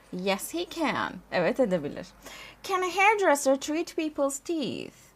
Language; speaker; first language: English; non-native, fluent; Turkish